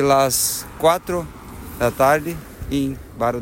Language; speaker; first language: Spanish; non-native, learner; Portuguese